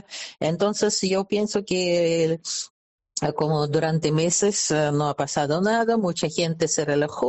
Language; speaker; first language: Spanish; non-native, fluent; Russian